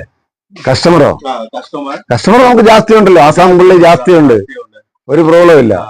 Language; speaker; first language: Malayalam; non-native, learner; Assamese